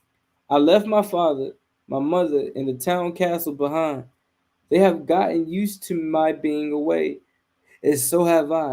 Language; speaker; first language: English; native; English